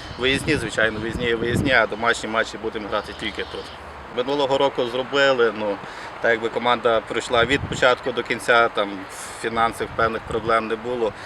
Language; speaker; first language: Ukrainian; native; Ukrainian